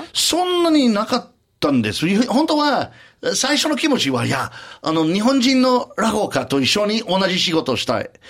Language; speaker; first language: Japanese; non-native, fluent; English